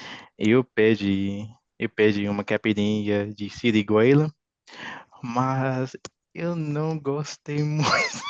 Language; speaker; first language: Portuguese; non-native, fluent; English